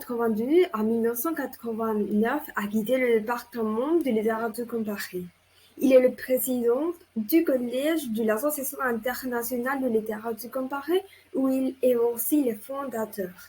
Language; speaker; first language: French; non-native, learner; Spanish